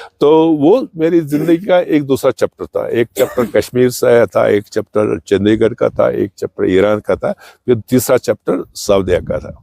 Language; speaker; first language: Urdu; non-native, local second language; Kashmiri